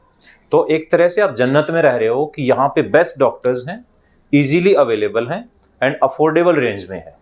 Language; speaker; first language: Hindi; native; Hindi